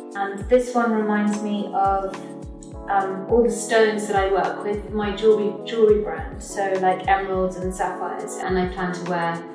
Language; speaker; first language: English; native; English